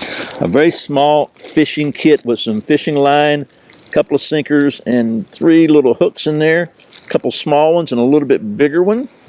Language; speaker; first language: English; native; English